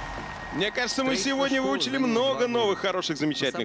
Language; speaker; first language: Russian; native; Russian